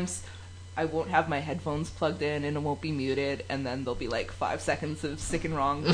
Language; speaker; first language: English; native; English